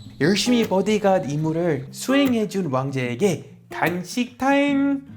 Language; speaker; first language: Korean; native; Korean